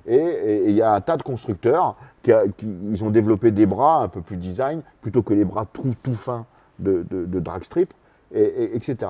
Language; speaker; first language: French; native; French